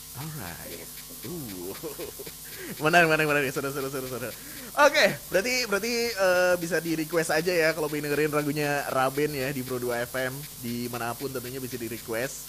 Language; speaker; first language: Indonesian; native; Indonesian